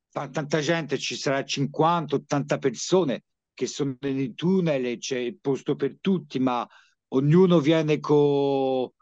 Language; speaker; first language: Italian; early bilingual, heritage; French